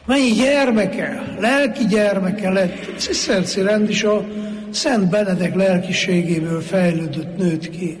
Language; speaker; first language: Hungarian; native; Hungarian